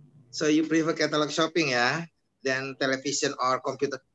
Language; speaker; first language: English; non-native, fluent; Indonesian